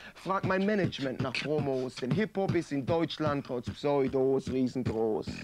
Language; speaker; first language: German; native; German